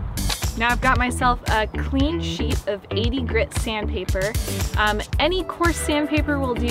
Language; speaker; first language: English; native; English